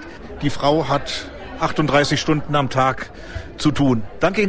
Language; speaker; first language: German; native; German